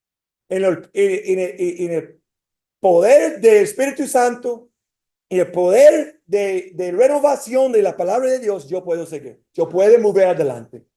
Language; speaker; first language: Spanish; non-native, fluent; English